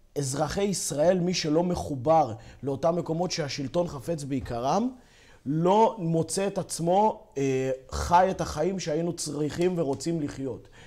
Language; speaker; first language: Hebrew; native; Hebrew